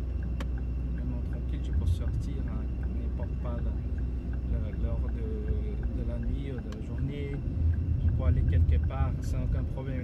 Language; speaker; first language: French; non-native, fluent; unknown